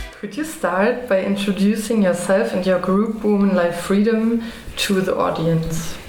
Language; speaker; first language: English; non-native, fluent; German